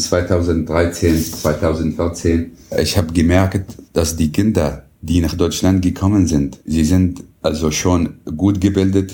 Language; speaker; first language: German; non-native, fluent; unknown